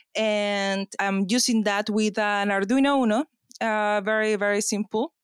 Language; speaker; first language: English; non-native, fluent; Spanish